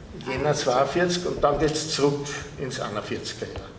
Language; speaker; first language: German; native; German